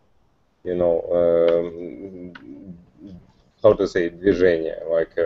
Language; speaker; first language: English; non-native, learner; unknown